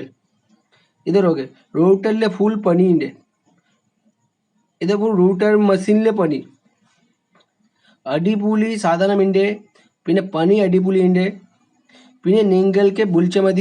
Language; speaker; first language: Malayalam; non-native, learner; Hindi